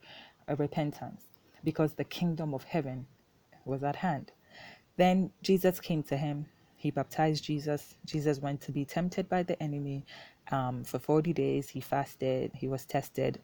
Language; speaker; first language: English; non-native, local second language; Akan